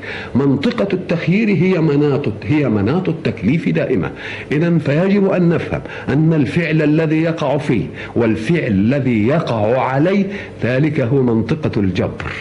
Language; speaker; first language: Arabic; native; Arabic